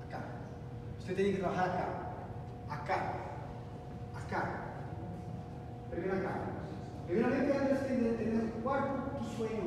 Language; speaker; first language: Spanish; non-native, learner; Portuguese